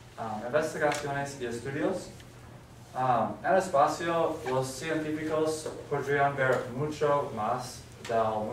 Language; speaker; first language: Spanish; non-native, learner; English